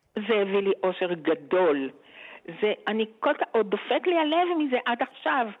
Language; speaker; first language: Hebrew; native; Hebrew